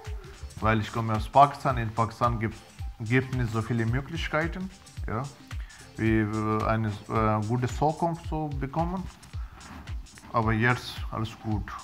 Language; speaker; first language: German; non-native, learner; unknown